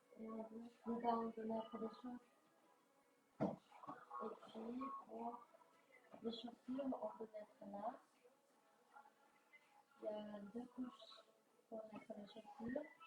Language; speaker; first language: French; non-native, learner; Chinese